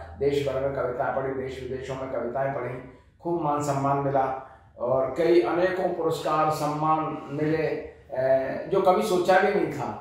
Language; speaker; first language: Hindi; native; Hindi